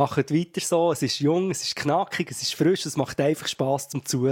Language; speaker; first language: German; native; German